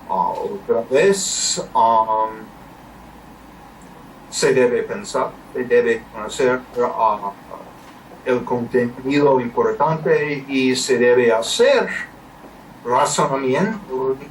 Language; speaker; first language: Spanish; non-native, learner; English